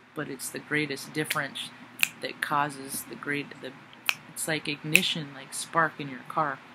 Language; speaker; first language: English; native; English